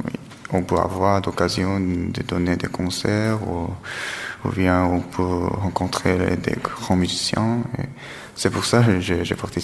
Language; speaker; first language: French; non-native, fluent; Korean